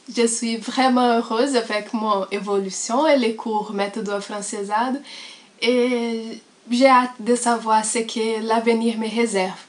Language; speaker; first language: French; non-native, fluent; Portuguese